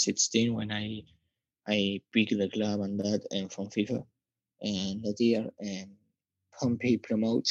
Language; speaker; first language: English; non-native, learner; Spanish